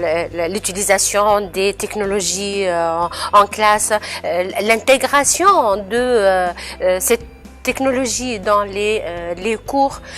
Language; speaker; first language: French; non-native, local second language; Arabic